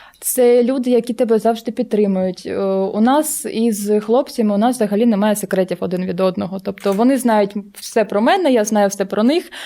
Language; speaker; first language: Ukrainian; non-native, local second language; Russian